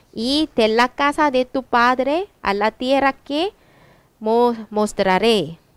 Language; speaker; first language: Spanish; non-native, learner; Korean